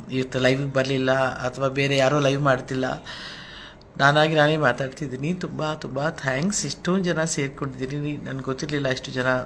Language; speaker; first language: Kannada; non-native, local second language; Telugu